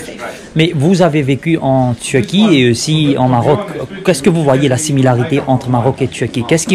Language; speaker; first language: French; non-native, learner; English